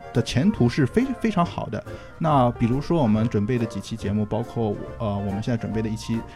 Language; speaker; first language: Chinese; native; Chinese